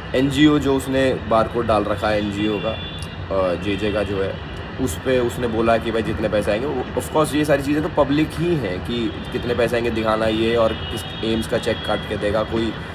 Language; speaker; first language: Hindi; native; Hindi